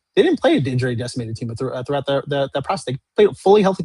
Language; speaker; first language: English; native; English